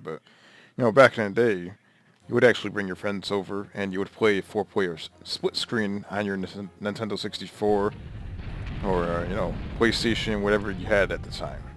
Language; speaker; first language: English; native; English